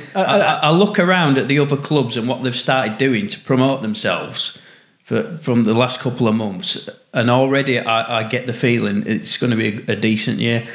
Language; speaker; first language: English; native; English